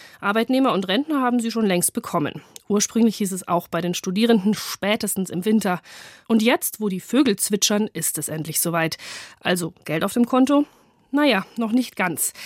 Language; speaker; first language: German; native; German